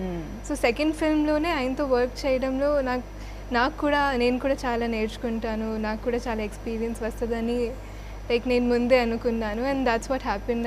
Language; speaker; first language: Telugu; non-native, fluent; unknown